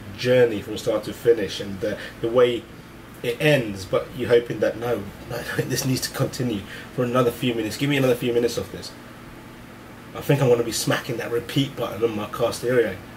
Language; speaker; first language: English; early bilingual, other home language; Hindi